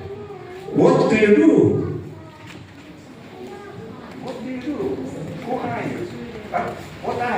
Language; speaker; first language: English; non-native, fluent; Indonesian